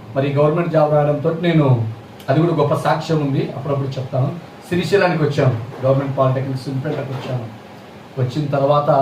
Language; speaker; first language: Telugu; non-native, local second language; Lambadi